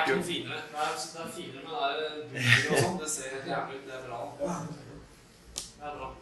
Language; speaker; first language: Norwegian; native; Norwegian